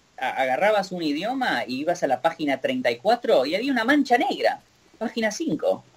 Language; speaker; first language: Spanish; native; Spanish